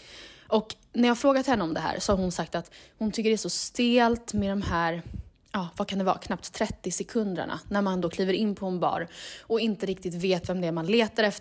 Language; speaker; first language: Swedish; native; Swedish